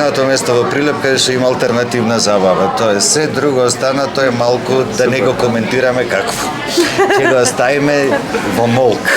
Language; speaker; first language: Macedonian; native; Macedonian